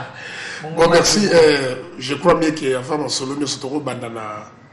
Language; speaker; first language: French; non-native, local second language; Lingala